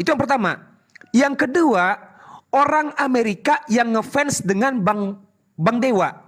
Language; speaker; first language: Indonesian; native; Indonesian